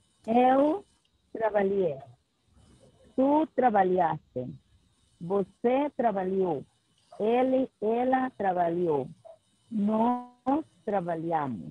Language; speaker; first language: Portuguese; non-native, learner; Spanish